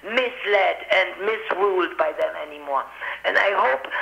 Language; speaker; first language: English; non-native, fluent; German